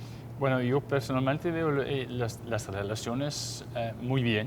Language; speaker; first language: Spanish; non-native, fluent; English